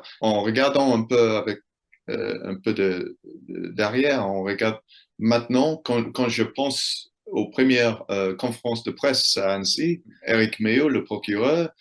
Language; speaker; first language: French; non-native, fluent; English